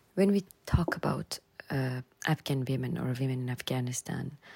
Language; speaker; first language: English; non-native, fluent; Persian